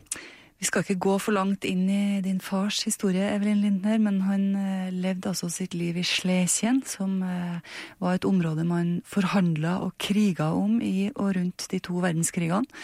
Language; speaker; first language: Norwegian; native; Norwegian